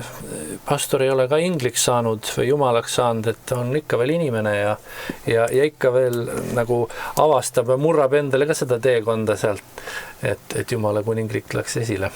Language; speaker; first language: Estonian; native; Estonian